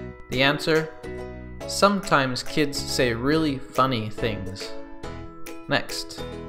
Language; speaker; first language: English; native; English